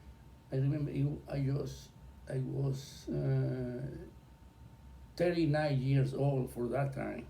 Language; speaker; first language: English; non-native, learner; Spanish